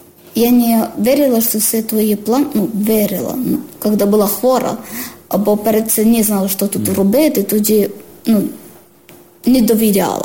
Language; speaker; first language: Ukrainian; non-native, learner; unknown